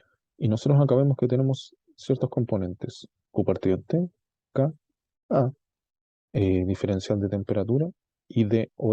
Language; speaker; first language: Spanish; native; Spanish